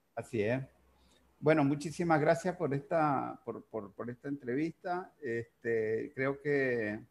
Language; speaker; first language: Spanish; native; Spanish